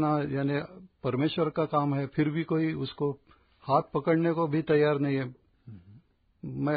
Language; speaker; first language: Hindi; non-native, local second language; Marathi